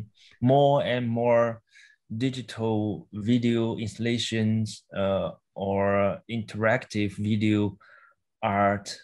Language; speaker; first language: English; non-native, fluent; Chinese